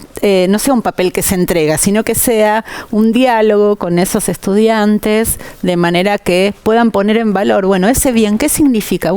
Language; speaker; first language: Spanish; native; Spanish